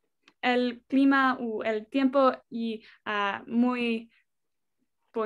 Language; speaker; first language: Spanish; non-native, learner; English